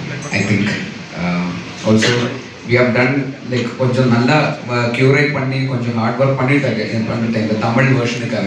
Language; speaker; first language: Tamil; non-native, local second language; Malayalam